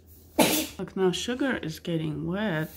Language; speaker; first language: English; non-native, fluent; Russian